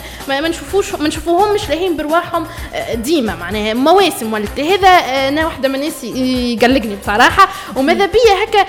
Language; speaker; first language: Arabic; native; Arabic